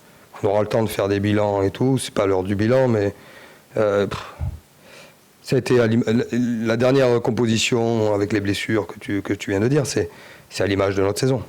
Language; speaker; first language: French; native; French